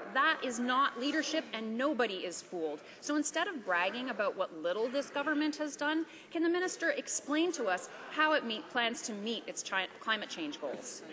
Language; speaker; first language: English; native; English